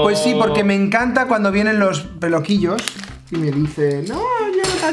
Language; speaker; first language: Spanish; native; Spanish